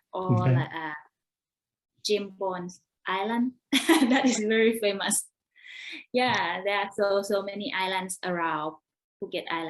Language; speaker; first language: English; non-native, learner; Thai